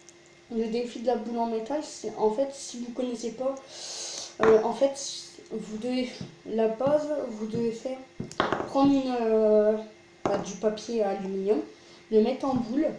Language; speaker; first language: French; native; French